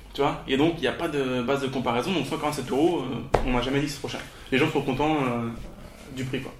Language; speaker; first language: French; native; French